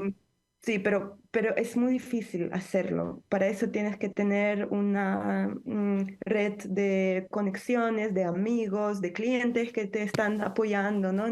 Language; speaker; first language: Spanish; non-native, fluent; Ukrainian